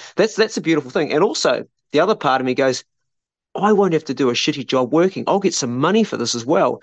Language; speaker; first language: English; native; English